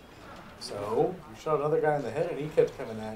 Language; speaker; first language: English; native; English